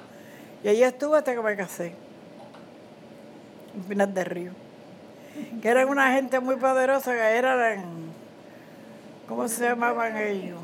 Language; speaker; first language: Spanish; native; Spanish